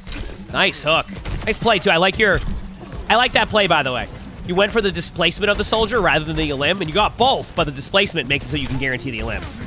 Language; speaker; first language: English; native; English